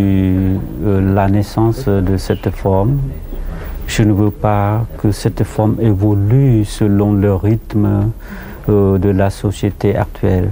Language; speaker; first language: French; non-native, fluent; Khmer